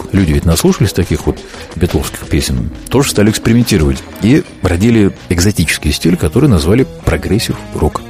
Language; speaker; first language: Russian; native; Russian